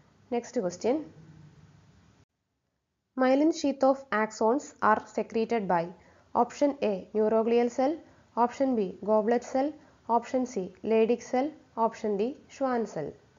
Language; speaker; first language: English; non-native, local second language; Malayalam